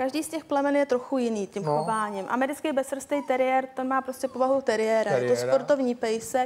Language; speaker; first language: Czech; native; Czech